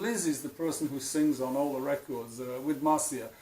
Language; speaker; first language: English; non-native, fluent; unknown